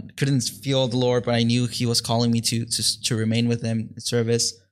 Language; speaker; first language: English; early bilingual, other home language; Spanish